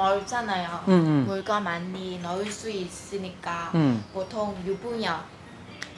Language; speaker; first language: Korean; non-native, learner; Vietnamese